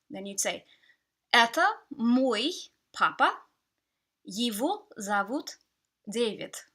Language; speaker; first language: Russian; non-native, fluent; English